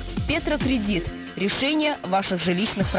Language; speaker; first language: Russian; native; Russian